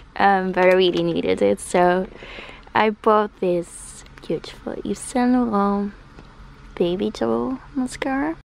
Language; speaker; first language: English; non-native, fluent; Dutch